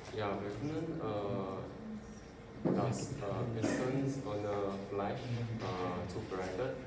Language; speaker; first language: German; non-native, learner; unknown